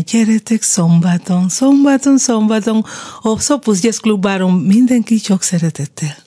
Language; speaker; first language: Hungarian; non-native, fluent; Spanish